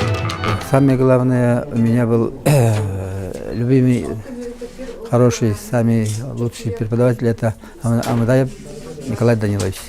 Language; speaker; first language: Russian; non-native, local second language; Yakut